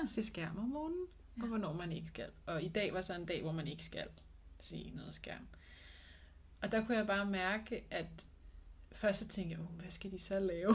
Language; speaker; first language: Danish; native; Danish